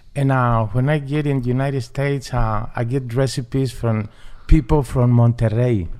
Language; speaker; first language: English; non-native, learner; Spanish